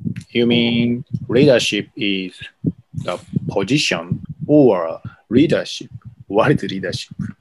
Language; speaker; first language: English; non-native, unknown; Japanese